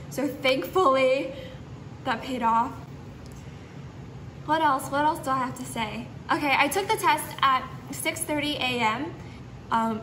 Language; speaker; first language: English; early bilingual, other home language; Chinese